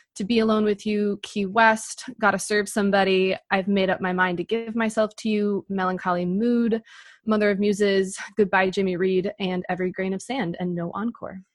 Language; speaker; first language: English; native; English